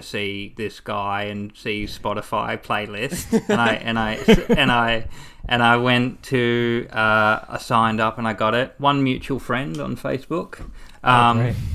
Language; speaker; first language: English; native; English